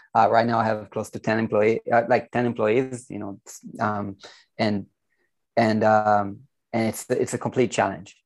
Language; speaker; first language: English; non-native, fluent; Hebrew